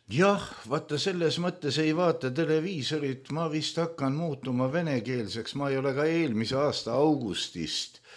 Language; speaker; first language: Estonian; native; Estonian